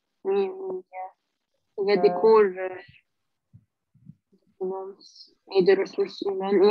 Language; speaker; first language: French; non-native, learner; Arabic